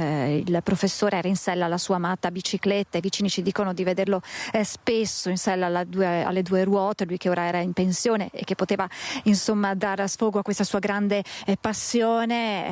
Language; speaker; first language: Italian; native; Italian